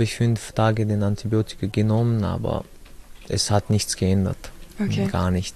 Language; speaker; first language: German; early bilingual, other home language; Chechen